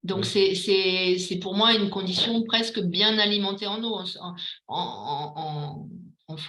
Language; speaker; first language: French; native; French